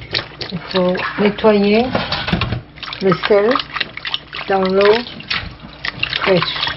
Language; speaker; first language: French; non-native, fluent; Korean